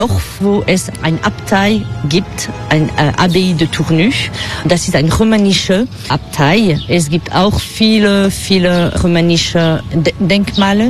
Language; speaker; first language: German; non-native, fluent; French